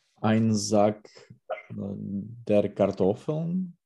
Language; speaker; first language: German; non-native, learner; Czech